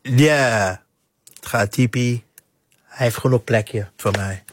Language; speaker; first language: Dutch; non-native, fluent; English